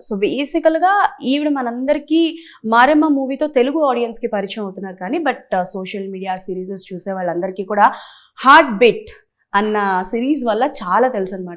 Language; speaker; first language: Telugu; native; Telugu